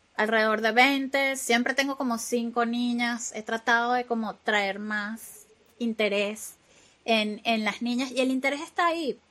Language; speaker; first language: Spanish; native; Spanish